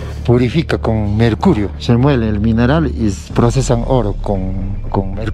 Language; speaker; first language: Spanish; native; Spanish